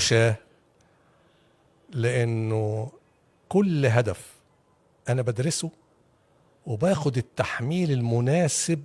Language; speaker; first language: Arabic; native; Arabic